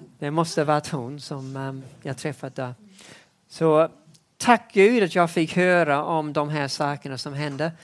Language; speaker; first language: Swedish; non-native, fluent; English